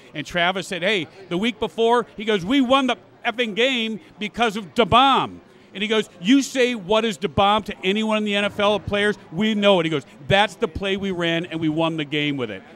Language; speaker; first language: English; native; English